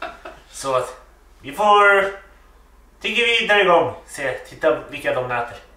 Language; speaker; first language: Swedish; native; Swedish